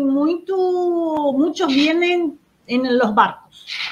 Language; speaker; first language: Spanish; non-native, fluent; Portuguese